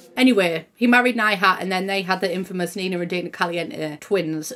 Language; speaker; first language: English; native; English